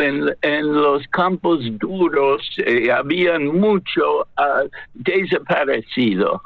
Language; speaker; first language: Spanish; non-native, fluent; English